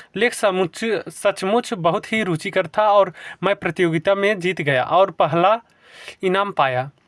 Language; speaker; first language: Hindi; native; Hindi